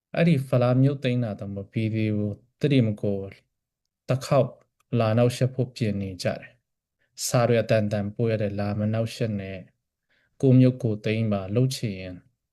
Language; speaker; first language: Burmese; non-native, local second language; Hakha Chin